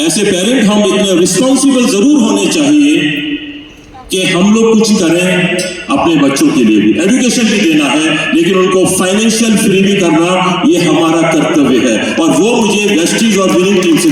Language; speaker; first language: Hindi; native; Hindi